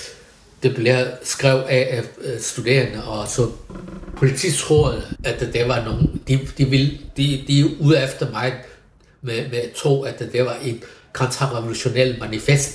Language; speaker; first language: Danish; non-native, fluent; Chinese